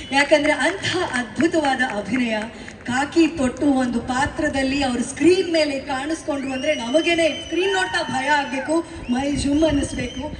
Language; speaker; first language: Kannada; native; Kannada